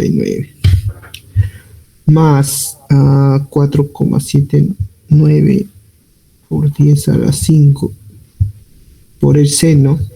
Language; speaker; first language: Spanish; native; Spanish